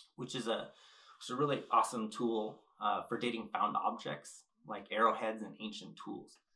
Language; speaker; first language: English; native; English